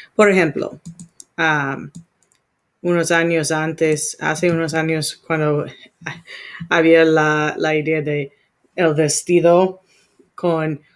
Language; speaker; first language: Spanish; non-native, learner; English